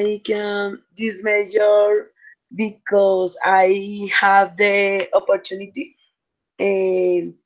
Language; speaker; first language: English; non-native, learner; Spanish